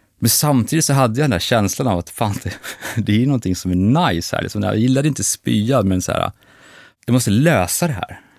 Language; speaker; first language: Swedish; native; Swedish